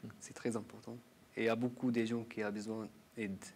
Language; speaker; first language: French; non-native, learner; Arabic